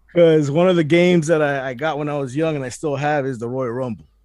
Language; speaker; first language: English; early bilingual, other home language; Spanish